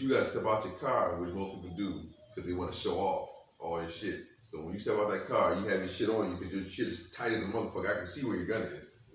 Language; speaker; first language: English; native; English